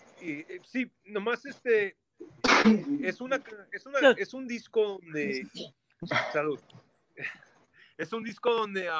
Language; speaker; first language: Spanish; early bilingual, heritage; Spanish